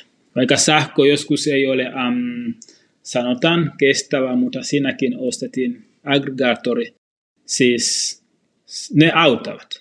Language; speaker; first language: Finnish; non-native, fluent; Swahili